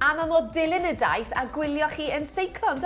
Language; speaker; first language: Welsh; native; Welsh